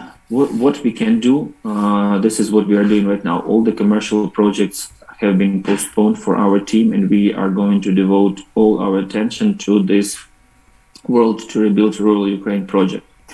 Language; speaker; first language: English; non-native, fluent; Ukrainian